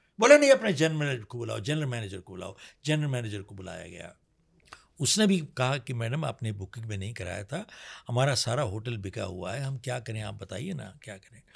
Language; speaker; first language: Hindi; native; Hindi